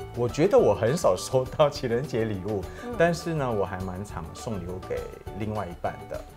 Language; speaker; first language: Chinese; native; Chinese